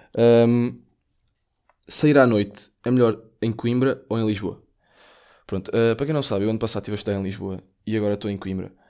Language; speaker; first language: Portuguese; native; Portuguese